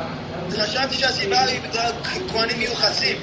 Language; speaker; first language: Hebrew; non-native, fluent; English